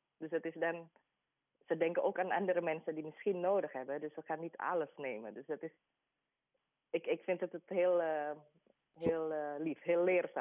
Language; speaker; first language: Dutch; non-native, learner; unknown